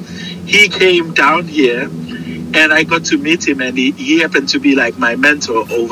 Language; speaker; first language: English; non-native, local second language; Zulu